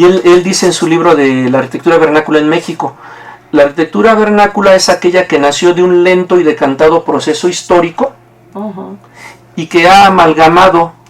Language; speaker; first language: Spanish; native; Spanish